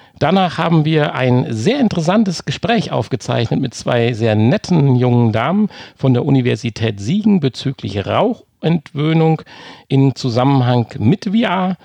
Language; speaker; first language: German; native; German